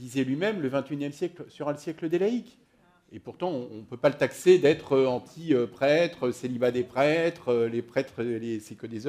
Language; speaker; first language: French; native; French